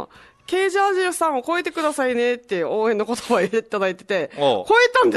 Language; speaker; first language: Japanese; native; Japanese